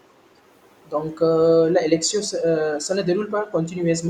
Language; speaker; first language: French; non-native, learner; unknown